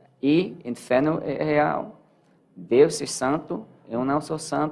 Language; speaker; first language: Portuguese; non-native, learner; English